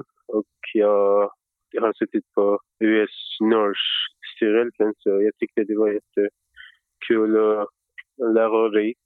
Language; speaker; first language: Swedish; non-native, fluent; Persian